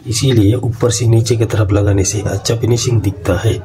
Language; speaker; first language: Hindi; non-native, local second language; Kannada